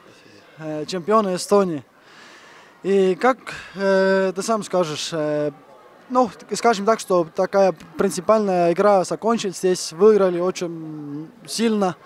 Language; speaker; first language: Russian; non-native, learner; Estonian